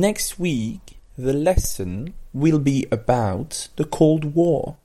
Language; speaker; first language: English; non-native, fluent; French